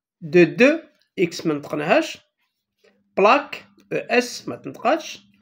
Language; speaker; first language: French; non-native, local second language; Arabic